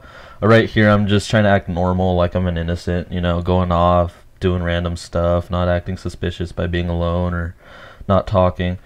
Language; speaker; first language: English; native; English